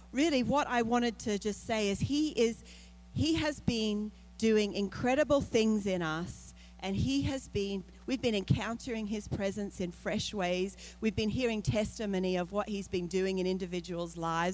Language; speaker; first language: English; native; English